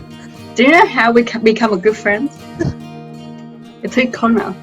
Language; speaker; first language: English; non-native, fluent; Vietnamese